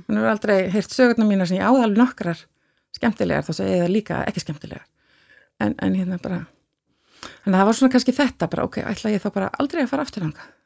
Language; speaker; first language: Icelandic; native; Icelandic